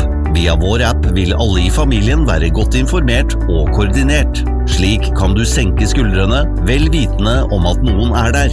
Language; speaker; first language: Norwegian; native; Norwegian